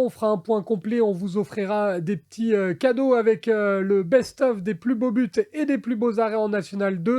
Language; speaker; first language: French; native; French